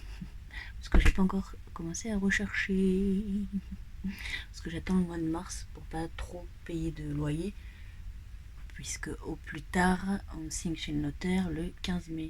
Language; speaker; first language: French; native; French